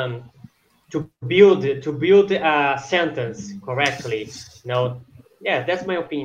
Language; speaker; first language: English; non-native, fluent; Portuguese